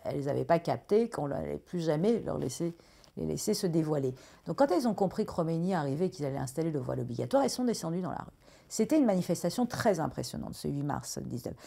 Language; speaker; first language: French; early bilingual, other home language; Persian